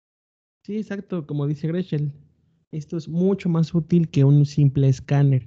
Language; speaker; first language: Spanish; native; Spanish